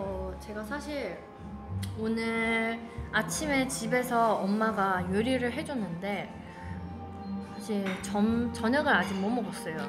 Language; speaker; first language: Korean; non-native, fluent; Chinese